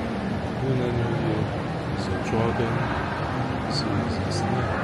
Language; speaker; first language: English; non-native, learner; Chinese